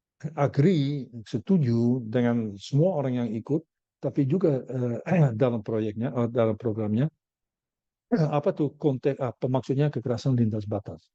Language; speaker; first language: Indonesian; non-native, learner; Dutch